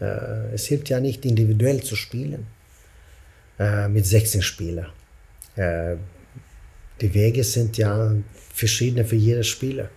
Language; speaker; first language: German; non-native, fluent; Swedish